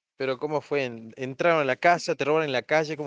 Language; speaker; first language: Spanish; native; Spanish